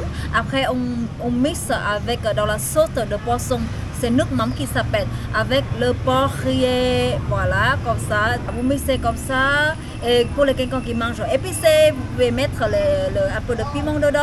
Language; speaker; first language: French; non-native, learner; Vietnamese